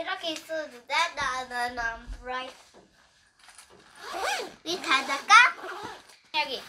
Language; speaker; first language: Korean; early bilingual, heritage; Korean